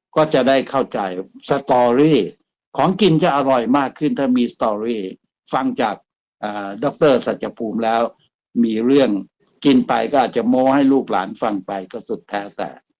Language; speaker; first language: Thai; native; Thai